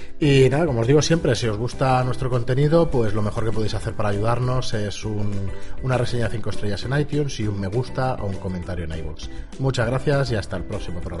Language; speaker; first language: Spanish; native; Spanish